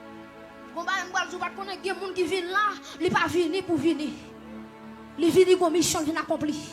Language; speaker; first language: French; non-native, local second language; Haitian Creole